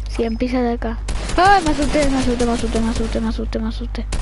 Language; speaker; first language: Spanish; native; Spanish